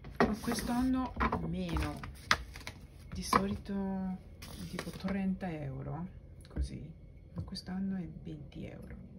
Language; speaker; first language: Italian; non-native, learner; Japanese